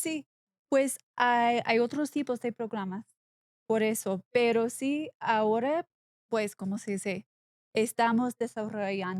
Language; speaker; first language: Spanish; non-native, learner; English